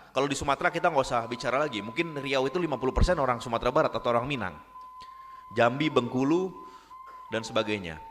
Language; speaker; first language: Indonesian; non-native, local second language; Minangkabau